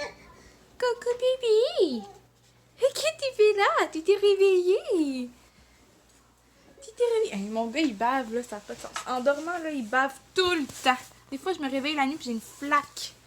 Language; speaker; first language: French; native; French